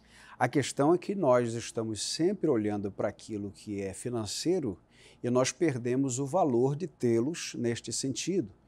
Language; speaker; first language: Portuguese; native; Portuguese